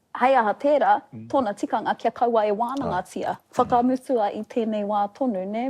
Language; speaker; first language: Māori; native; Māori